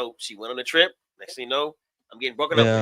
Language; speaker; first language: English; native; English